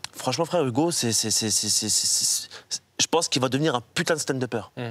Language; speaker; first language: French; native; French